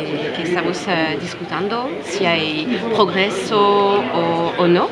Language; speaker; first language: Spanish; non-native, fluent; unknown